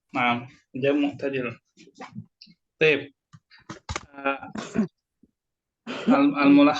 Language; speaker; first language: Indonesian; native; Indonesian